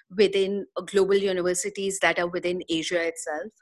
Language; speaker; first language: English; non-native, local second language; Hindi